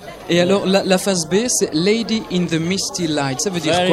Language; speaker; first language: French; native; French